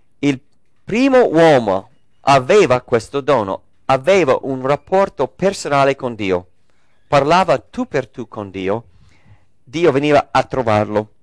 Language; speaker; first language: Italian; early bilingual, heritage; English